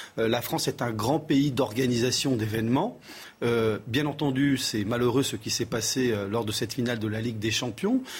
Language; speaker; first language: French; early bilingual, other home language; Portuguese